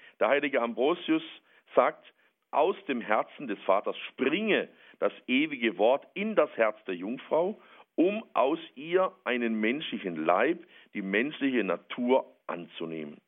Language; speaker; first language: German; native; German